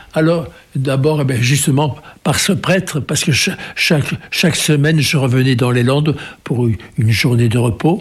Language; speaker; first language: French; native; French